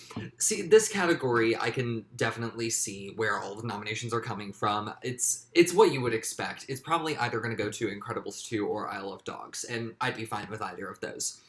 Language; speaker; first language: English; native; English